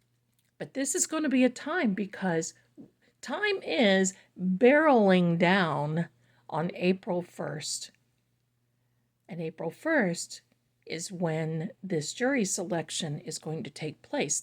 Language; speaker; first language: English; native; English